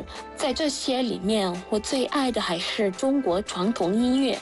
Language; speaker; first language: Chinese; non-native, fluent; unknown